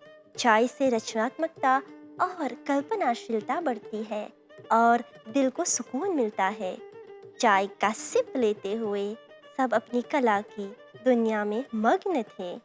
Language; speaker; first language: Hindi; non-native, local second language; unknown